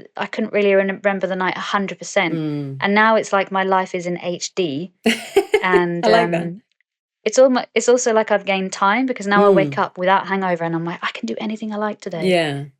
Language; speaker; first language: English; native; English